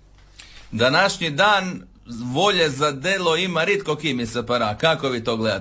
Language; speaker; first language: Serbian; native; Serbian